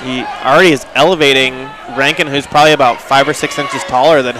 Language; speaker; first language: English; native; English